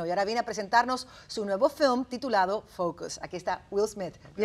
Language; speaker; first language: Spanish; native; Spanish